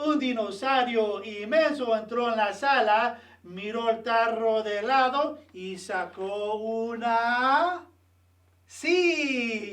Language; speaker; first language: Spanish; early bilingual, other home language; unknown